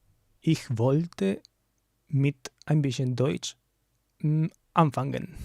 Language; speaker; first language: German; non-native, learner; English